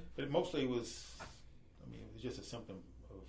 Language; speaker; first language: English; native; English